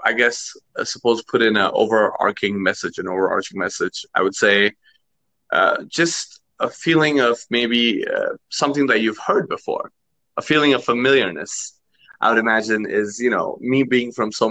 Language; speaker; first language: English; non-native, local second language; Nepali